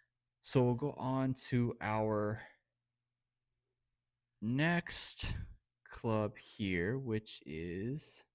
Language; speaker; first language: English; native; English